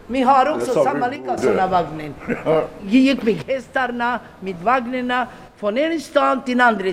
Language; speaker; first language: Swedish; non-native, learner; Romany